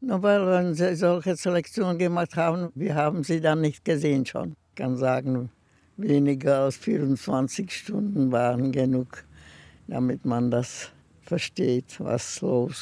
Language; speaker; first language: German; non-native, fluent; Czech